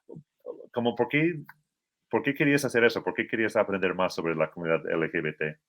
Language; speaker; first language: Spanish; non-native, fluent; English